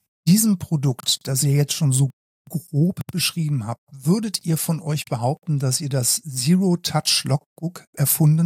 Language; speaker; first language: German; native; German